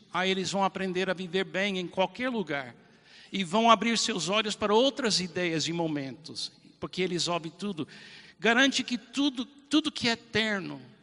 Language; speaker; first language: Portuguese; non-native, fluent; English